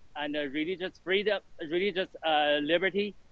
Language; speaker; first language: English; non-native, fluent; Chinese